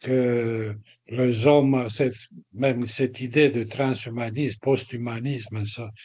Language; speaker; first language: French; non-native, fluent; Romanian